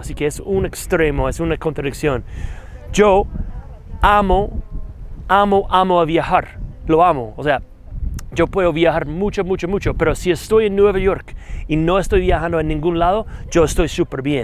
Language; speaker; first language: Spanish; non-native, fluent; English